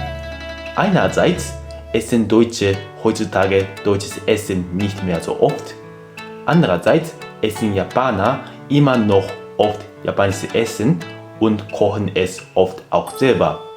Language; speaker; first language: German; non-native, fluent; Japanese